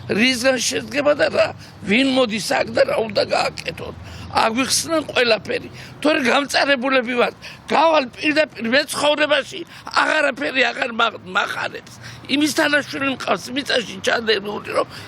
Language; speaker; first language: Georgian; native; Georgian